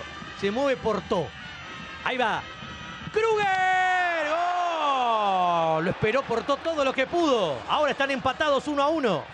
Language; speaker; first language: Spanish; native; Spanish